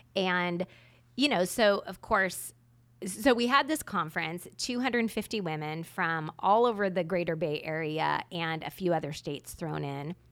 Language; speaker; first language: English; native; English